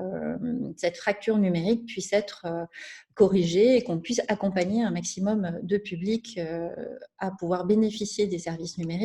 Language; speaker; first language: French; native; French